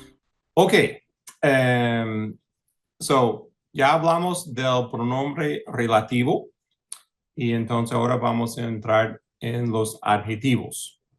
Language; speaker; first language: Spanish; early bilingual, heritage; English